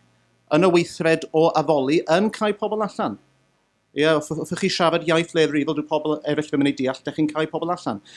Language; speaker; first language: Welsh; native; Welsh